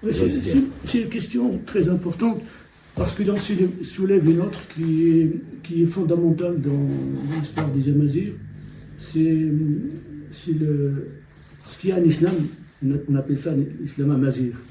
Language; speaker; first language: French; non-native, local second language; Tachelhit